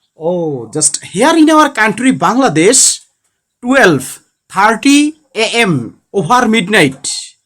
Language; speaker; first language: English; non-native, learner; Bangla